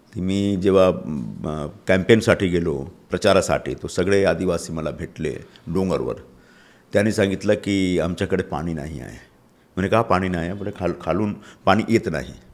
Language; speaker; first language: Marathi; non-native, local second language; Hindi